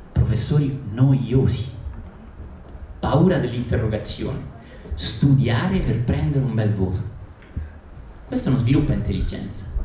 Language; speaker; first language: Italian; native; Italian